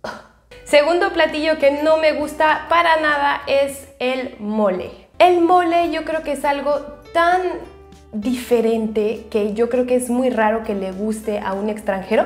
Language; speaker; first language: Spanish; non-native, fluent; French